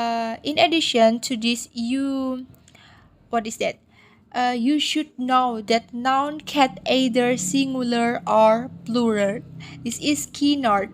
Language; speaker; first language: English; non-native, learner; Indonesian